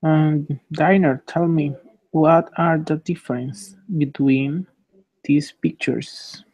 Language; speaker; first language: English; non-native, fluent; Spanish